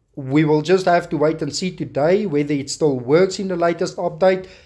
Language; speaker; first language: English; non-native, local second language; Afrikaans